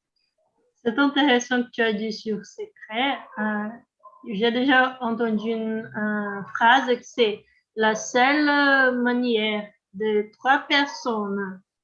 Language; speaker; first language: French; non-native, learner; Portuguese